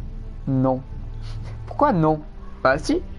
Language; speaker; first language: French; native; French